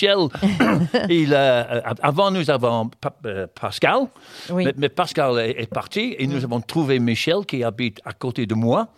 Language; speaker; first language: French; non-native, fluent; English